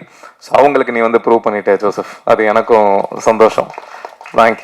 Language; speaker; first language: Tamil; native; Tamil